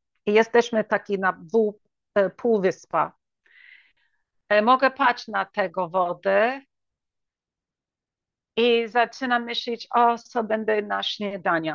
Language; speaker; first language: Polish; early bilingual, heritage; English